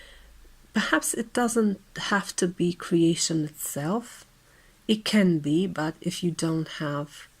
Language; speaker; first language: English; non-native, fluent; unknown